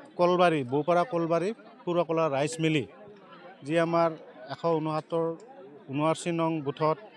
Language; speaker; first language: Assamese; native; Assamese